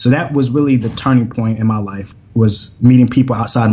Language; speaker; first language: English; native; English